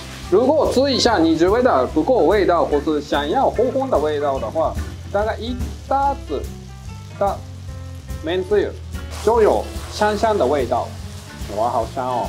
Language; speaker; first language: Chinese; non-native, fluent; Japanese